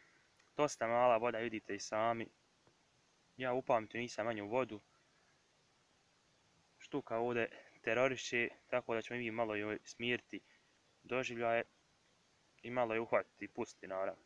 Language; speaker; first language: Serbian; native; Serbian